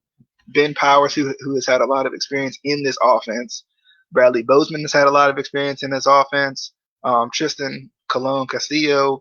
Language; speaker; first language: English; native; English